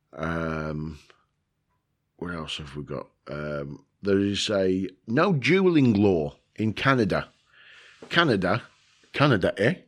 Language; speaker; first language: English; native; English